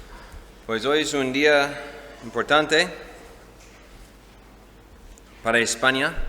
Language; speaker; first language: Spanish; non-native, fluent; English